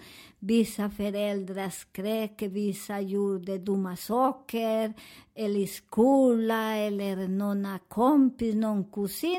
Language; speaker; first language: Swedish; non-native, learner; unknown